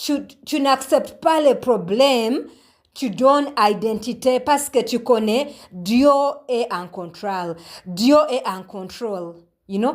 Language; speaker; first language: French; non-native, learner; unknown